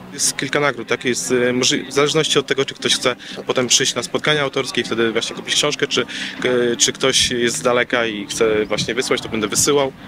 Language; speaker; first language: Polish; native; Polish